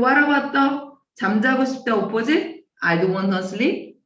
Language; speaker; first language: English; non-native, fluent; Korean